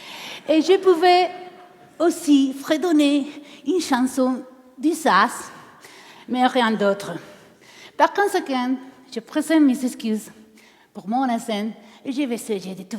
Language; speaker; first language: French; non-native, learner; Spanish